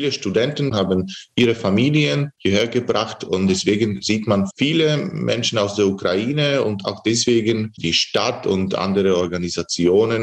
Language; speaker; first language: German; non-native, fluent; Slovak